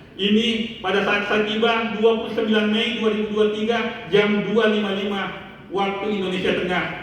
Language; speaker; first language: Indonesian; non-native, local second language; Buginese